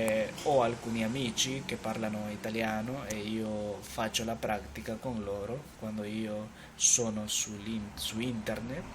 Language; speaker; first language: Italian; non-native, learner; Spanish